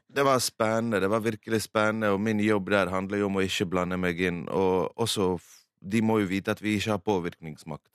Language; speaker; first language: Norwegian; early bilingual, other home language; Bosnian